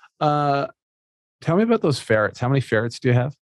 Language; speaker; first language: English; native; English